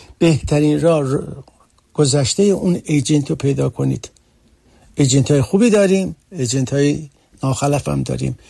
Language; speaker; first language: Persian; early bilingual, heritage; Persian